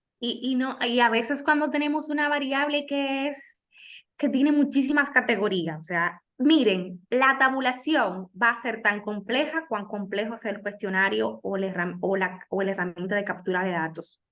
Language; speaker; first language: Spanish; native; Spanish